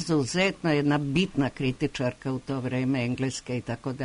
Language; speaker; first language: Croatian; native; Croatian